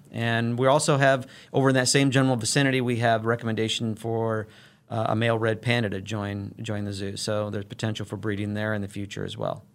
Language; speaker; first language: English; native; English